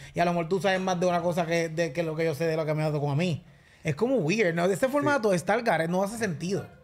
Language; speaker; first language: Spanish; native; Spanish